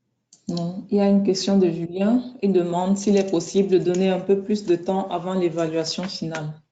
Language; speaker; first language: French; native; French